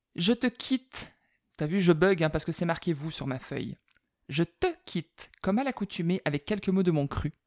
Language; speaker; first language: French; native; French